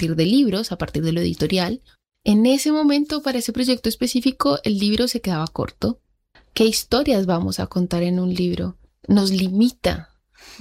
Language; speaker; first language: Spanish; native; Spanish